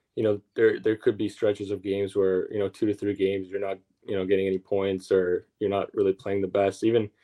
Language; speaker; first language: English; early bilingual, other home language; Russian